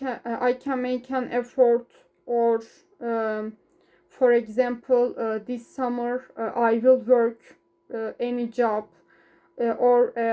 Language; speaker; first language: English; non-native, learner; Turkish